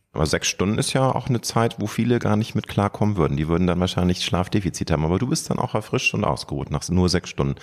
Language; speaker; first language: German; native; German